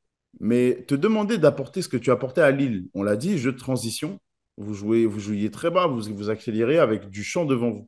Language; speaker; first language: French; native; French